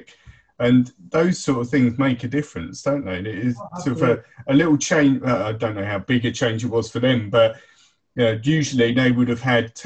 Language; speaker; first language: English; native; English